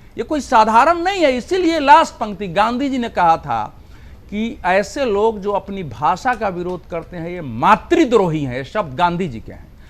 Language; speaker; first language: Hindi; native; Hindi